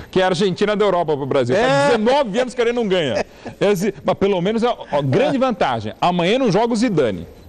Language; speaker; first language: Portuguese; native; Portuguese